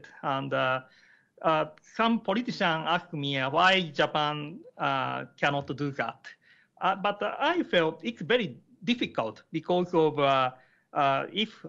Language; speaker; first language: English; non-native, learner; Japanese